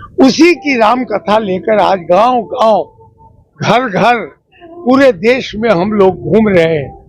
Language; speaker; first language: Hindi; native; Hindi